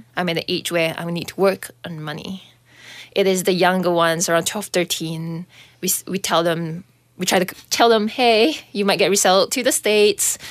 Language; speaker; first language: English; non-native, local second language; Chinese